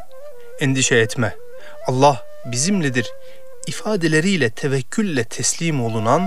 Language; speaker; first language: Turkish; native; Turkish